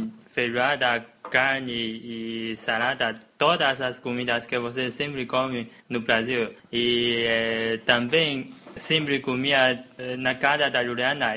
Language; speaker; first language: Portuguese; non-native, learner; Chinese